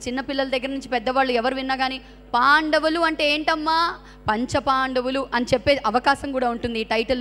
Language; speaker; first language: Telugu; native; Telugu